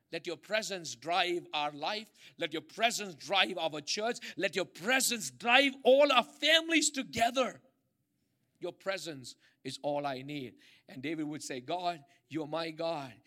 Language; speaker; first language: English; non-native, local second language; Malayalam